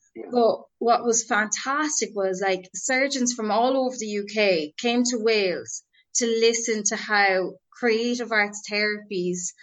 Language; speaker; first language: English; native; English